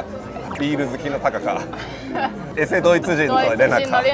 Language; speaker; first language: Japanese; native; Japanese